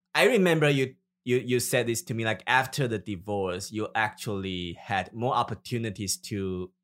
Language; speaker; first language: English; non-native, fluent; Chinese